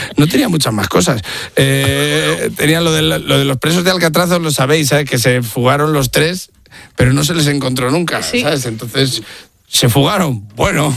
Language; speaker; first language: Spanish; native; Spanish